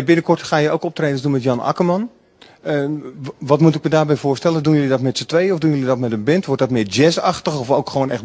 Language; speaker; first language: Dutch; native; Dutch